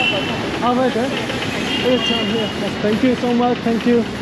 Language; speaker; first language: English; non-native, learner; Vietnamese